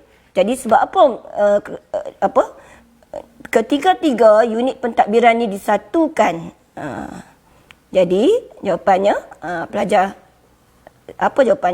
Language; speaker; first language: Malay; native; Malay